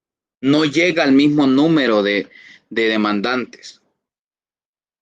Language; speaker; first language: Spanish; native; Spanish